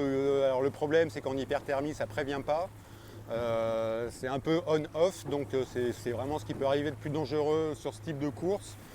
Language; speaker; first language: French; native; French